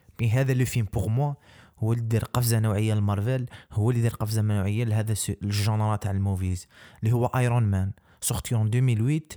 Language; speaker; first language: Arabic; native; Arabic